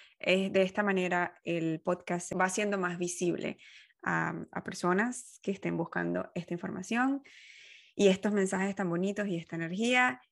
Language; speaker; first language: Spanish; native; Spanish